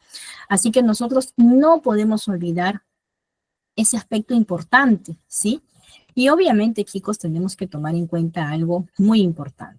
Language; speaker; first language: Spanish; native; Spanish